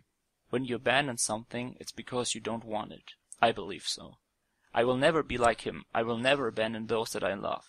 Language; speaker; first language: English; non-native, fluent; German